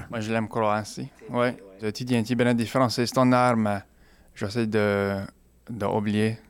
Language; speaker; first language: French; non-native, local second language; English